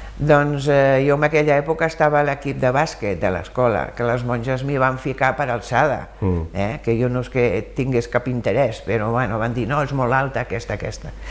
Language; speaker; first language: Catalan; early bilingual, other home language; German